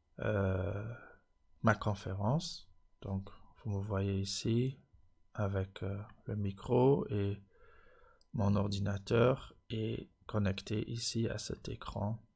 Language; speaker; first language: French; non-native, local second language; Luxembourgish